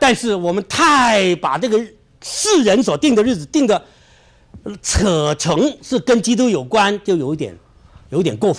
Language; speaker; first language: Chinese; native; Chinese